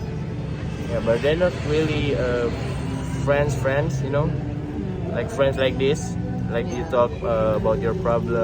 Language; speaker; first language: English; non-native, fluent; Indonesian